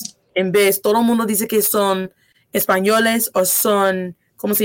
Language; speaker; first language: Spanish; non-native, fluent; English